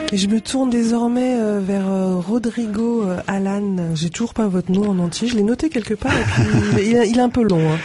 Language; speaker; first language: French; native; French